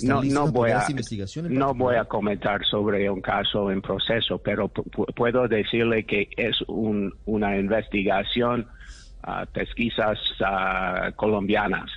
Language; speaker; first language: Spanish; non-native, fluent; English